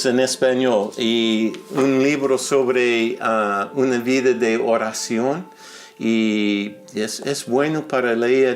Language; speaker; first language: Spanish; non-native, fluent; English